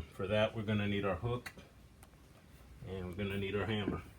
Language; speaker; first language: English; native; English